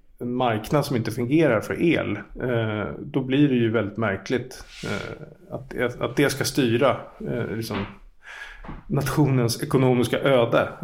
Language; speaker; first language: Swedish; native; Swedish